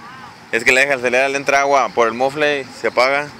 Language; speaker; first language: Spanish; native; Spanish